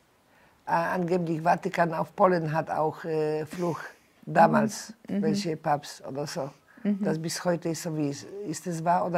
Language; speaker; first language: German; non-native, learner; Polish